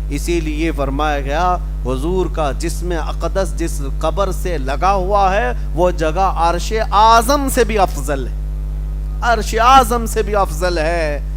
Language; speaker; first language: Urdu; native; Urdu